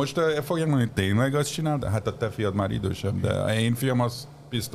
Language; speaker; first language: Hungarian; early bilingual, heritage; Hungarian